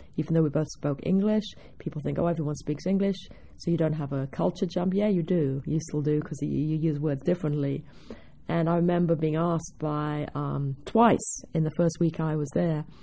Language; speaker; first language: English; native; English